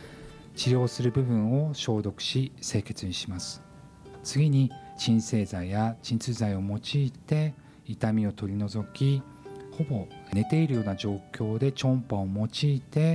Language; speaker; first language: Japanese; native; Japanese